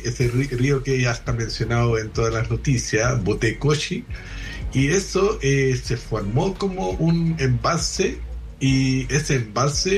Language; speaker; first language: Spanish; non-native, fluent; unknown